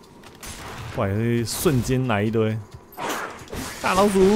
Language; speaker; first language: Chinese; native; Chinese